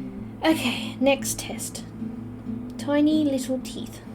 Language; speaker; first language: English; native; English